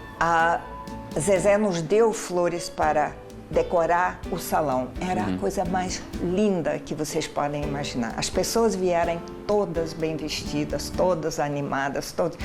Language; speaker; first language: Portuguese; non-native, fluent; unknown